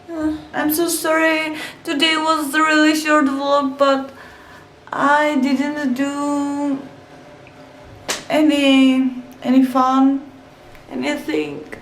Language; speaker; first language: English; non-native, learner; Czech